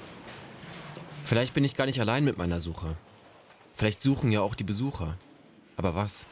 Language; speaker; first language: German; native; German